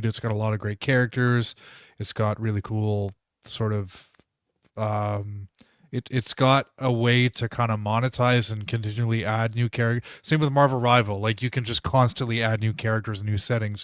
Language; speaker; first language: English; native; English